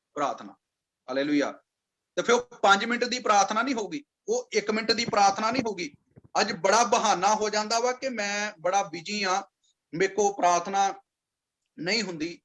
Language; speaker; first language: Hindi; non-native, local second language; Punjabi